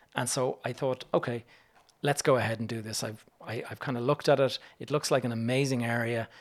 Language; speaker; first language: English; native; English